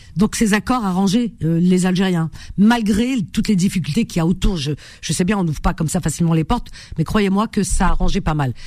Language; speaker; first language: French; native; French